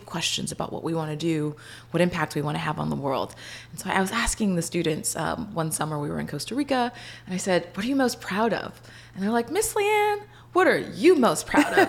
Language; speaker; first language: English; native; English